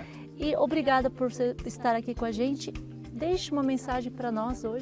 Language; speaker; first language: Portuguese; native; Portuguese